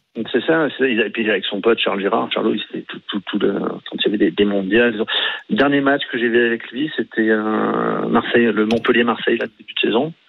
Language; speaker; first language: French; native; French